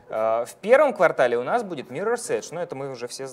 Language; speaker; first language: Russian; native; Russian